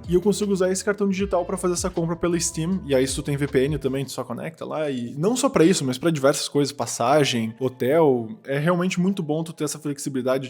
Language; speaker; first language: Portuguese; native; Portuguese